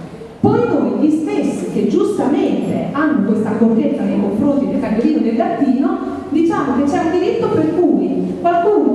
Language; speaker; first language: Italian; native; Italian